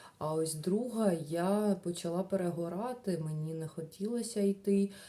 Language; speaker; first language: Ukrainian; non-native, local second language; Russian